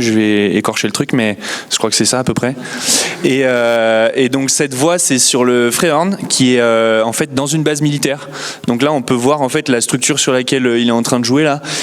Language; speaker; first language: French; native; French